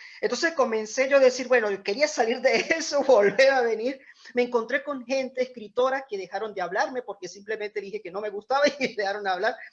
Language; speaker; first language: Spanish; native; Spanish